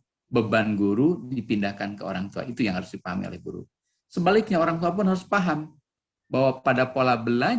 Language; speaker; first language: Indonesian; native; Indonesian